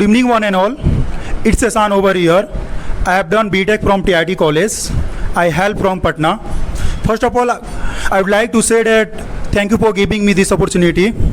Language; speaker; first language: English; non-native, learner; Hindi